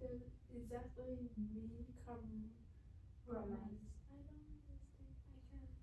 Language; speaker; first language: English; non-native, learner; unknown